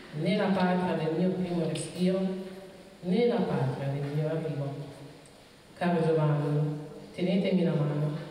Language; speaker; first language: Italian; early bilingual, other home language; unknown